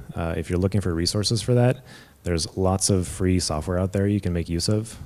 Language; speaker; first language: English; native; English